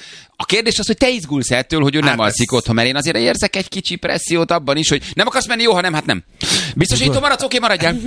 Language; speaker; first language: Hungarian; native; Hungarian